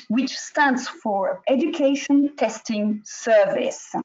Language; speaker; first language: English; non-native, fluent; French